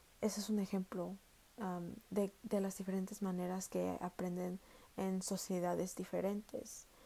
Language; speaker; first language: Spanish; early bilingual, heritage; Spanish